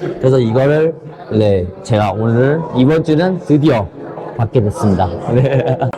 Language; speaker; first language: Korean; early bilingual, heritage; Korean